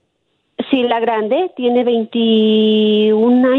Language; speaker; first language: Spanish; native; Spanish